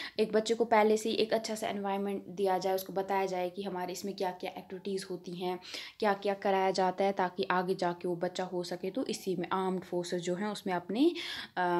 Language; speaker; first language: Hindi; non-native, local second language; Kashmiri